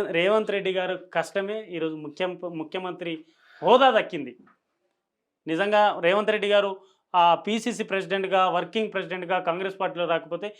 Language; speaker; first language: Telugu; non-native, local second language; Lambadi